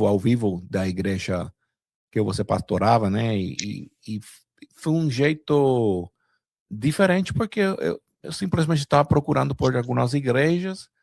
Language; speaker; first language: Portuguese; non-native, fluent; Spanish